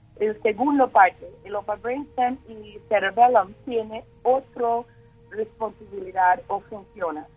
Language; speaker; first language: Spanish; non-native, learner; English